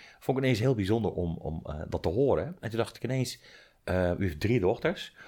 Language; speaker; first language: Dutch; native; Dutch